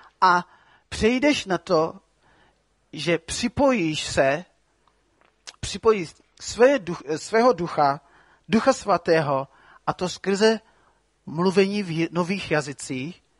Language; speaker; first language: Czech; non-native, fluent; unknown